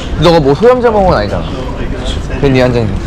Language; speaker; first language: Korean; native; Korean